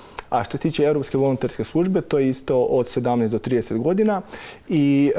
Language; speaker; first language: Croatian; native; Croatian